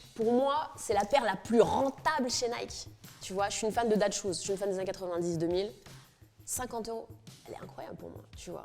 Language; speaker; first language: French; native; French